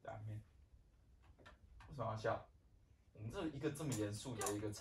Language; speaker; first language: Chinese; native; Chinese